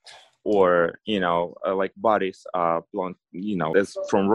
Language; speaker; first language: English; non-native, fluent; Ukrainian